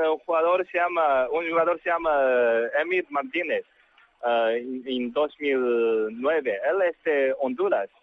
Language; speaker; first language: Portuguese; non-native, learner; Chinese